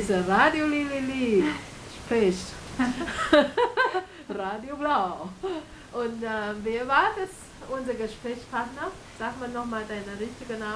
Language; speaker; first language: German; non-native, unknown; Chinese